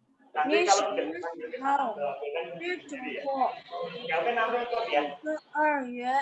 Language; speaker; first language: Chinese; non-native, learner; Indonesian